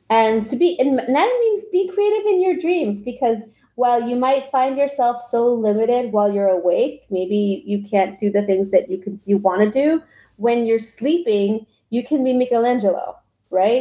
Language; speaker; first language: English; early bilingual, other home language; Spanish